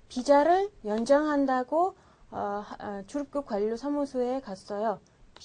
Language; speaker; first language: Korean; non-native, fluent; Mongolian